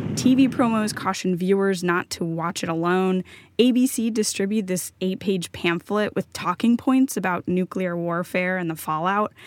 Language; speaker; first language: English; native; English